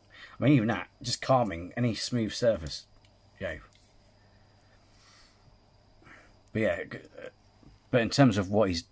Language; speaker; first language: English; native; English